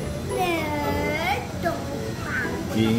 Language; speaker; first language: Korean; early bilingual, heritage; Korean